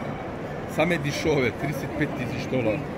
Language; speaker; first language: Russian; non-native, learner; Turkish